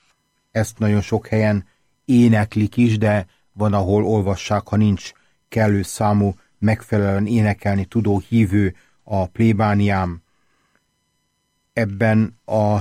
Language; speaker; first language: Hungarian; native; Hungarian